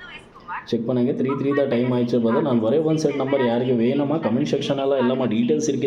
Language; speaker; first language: Tamil; non-native, learner; Kannada